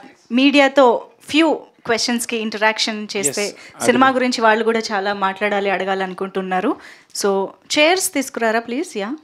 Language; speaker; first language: Telugu; native; Telugu